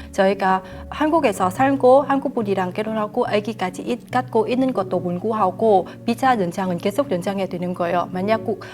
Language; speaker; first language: Korean; non-native, fluent; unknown